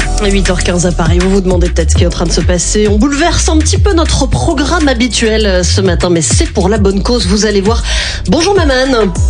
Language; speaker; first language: French; native; French